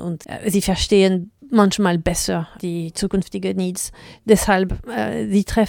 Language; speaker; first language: German; non-native, learner; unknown